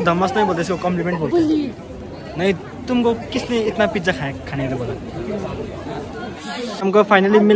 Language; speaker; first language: Hindi; non-native, local second language; Nepali